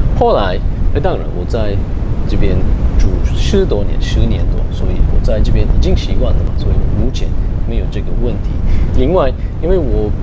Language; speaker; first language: Chinese; non-native, fluent; Turkish